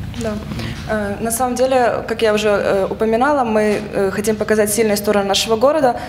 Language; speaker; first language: Russian; native; Russian